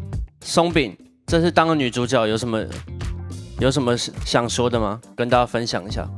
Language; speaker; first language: Chinese; native; Chinese